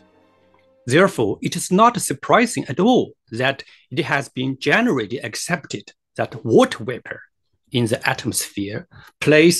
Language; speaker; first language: English; non-native, fluent; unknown